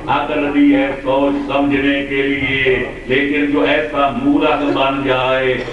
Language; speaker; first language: Urdu; non-native, local second language; Punjabi